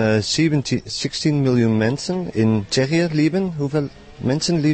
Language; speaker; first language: German; non-native, learner; Dutch